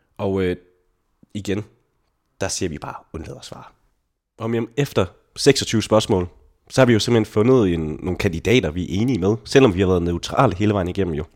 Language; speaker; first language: Danish; native; Danish